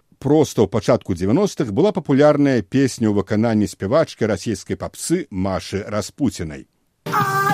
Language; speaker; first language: Belarusian; native; Belarusian